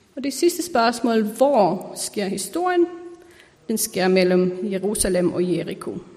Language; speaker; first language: Danish; non-native, fluent; Icelandic